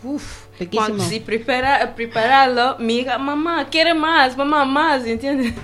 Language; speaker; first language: Spanish; non-native, learner; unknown